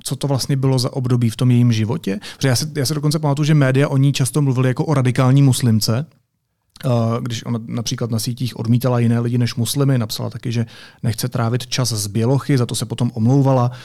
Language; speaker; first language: Czech; native; Czech